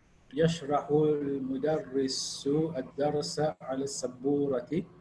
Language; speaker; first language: Arabic; non-native, learner; English